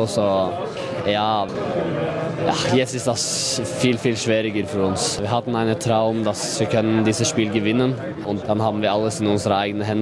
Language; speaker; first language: German; non-native, fluent; Norwegian